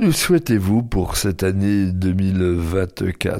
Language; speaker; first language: French; native; French